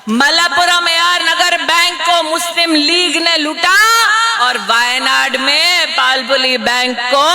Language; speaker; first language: Hindi; native; Hindi